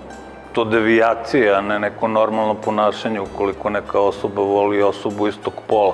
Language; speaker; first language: Serbian; native; Serbian